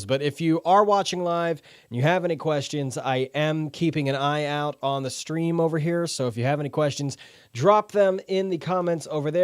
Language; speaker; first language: English; native; English